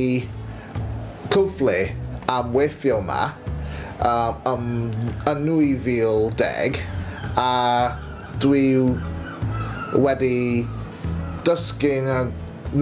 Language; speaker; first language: Welsh; non-native, learner; English